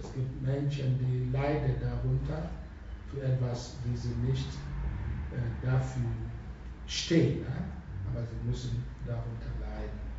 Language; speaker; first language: German; non-native, fluent; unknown